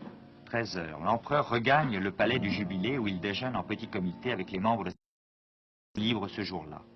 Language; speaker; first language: French; native; French